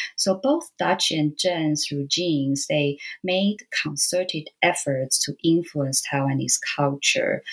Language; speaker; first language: English; non-native, fluent; Chinese